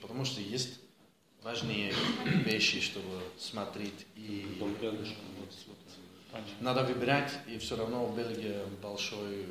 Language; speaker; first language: Russian; non-native, fluent; Dutch